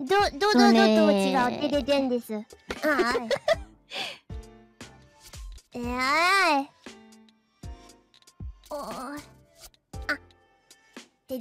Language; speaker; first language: Japanese; non-native, fluent; English